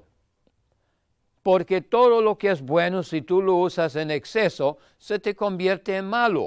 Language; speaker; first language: Spanish; non-native, fluent; German